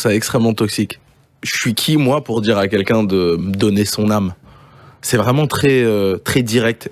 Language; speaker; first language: French; native; French